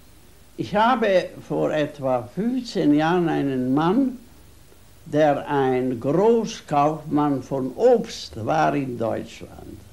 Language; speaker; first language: German; non-native, fluent; Hungarian